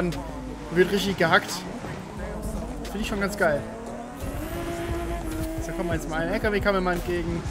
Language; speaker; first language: German; native; German